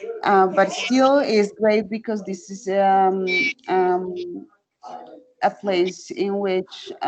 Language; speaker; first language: English; non-native, fluent; Spanish